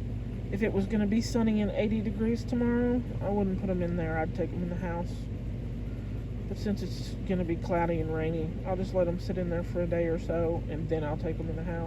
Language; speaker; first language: English; native; English